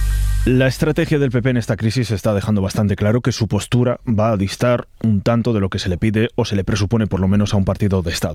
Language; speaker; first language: Spanish; native; Spanish